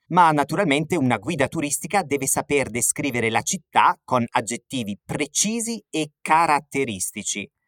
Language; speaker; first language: Italian; native; Italian